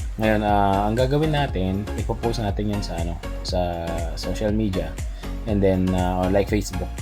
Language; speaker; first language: Filipino; non-native, local second language; Pampanga